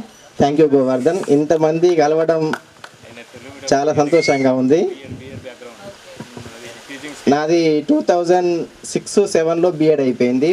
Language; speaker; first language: Telugu; native; Telugu